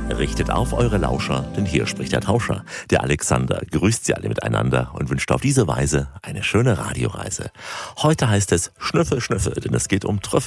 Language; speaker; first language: German; native; German